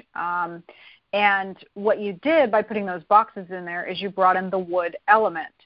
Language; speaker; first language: English; native; English